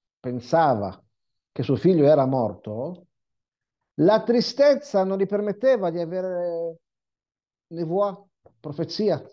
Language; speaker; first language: Italian; non-native, fluent; Hebrew